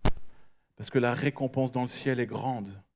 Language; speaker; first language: French; native; French